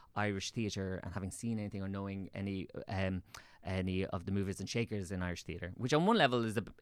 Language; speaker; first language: English; native; English